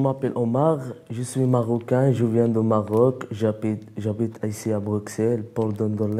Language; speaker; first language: French; non-native, learner; Arabic